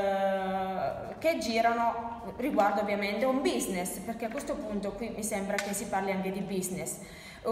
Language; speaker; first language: Italian; native; Italian